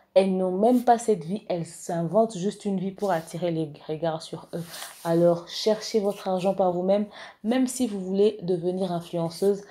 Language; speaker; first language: French; non-native, local second language; Lingala